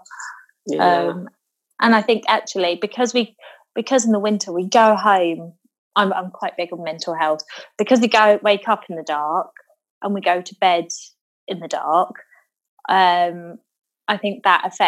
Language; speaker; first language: English; native; English